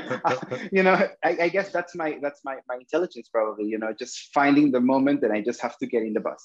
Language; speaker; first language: English; non-native, fluent; Spanish